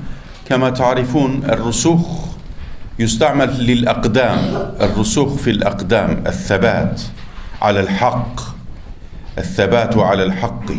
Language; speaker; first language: Arabic; non-native, fluent; Turkish